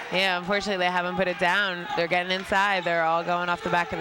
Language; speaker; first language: English; native; English